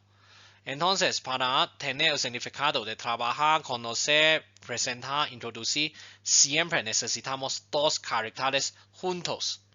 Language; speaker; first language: Spanish; non-native, fluent; Chinese